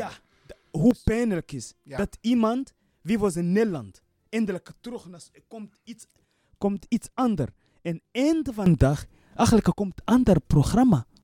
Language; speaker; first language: Dutch; non-native, learner; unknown